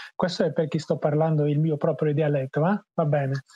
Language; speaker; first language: Italian; non-native, learner; Portuguese